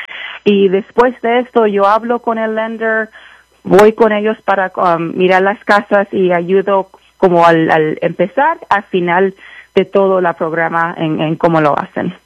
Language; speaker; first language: Spanish; early bilingual, heritage; Spanish